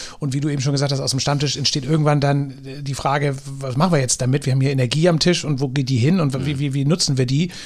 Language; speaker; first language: German; native; German